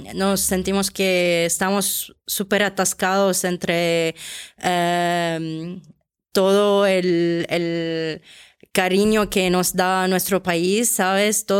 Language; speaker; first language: Spanish; non-native, fluent; Arabic